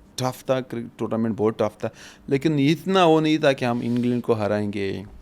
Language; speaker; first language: Urdu; non-native, fluent; Pashto